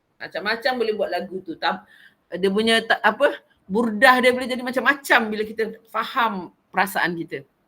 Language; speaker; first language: Malay; native; Malay